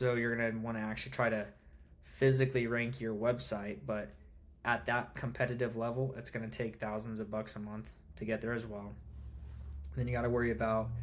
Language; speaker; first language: English; native; English